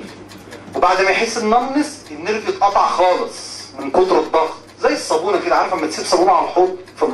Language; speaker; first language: Arabic; native; Arabic